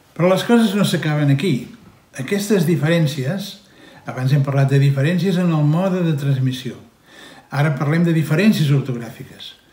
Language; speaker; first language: Catalan; native; Catalan